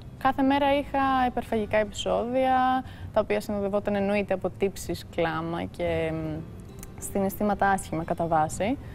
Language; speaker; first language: Greek; early bilingual, heritage; Greek